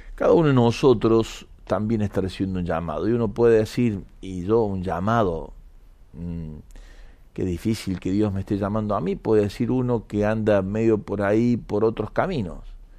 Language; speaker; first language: Spanish; native; Spanish